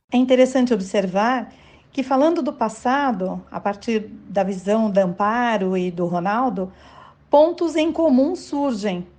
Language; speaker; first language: Portuguese; native; Portuguese